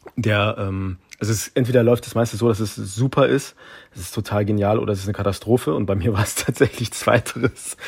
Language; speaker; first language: German; native; German